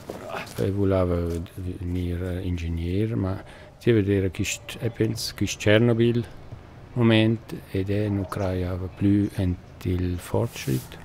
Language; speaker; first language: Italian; non-native, local second language; German